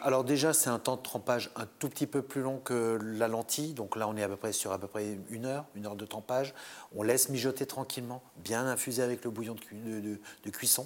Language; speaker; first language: French; native; French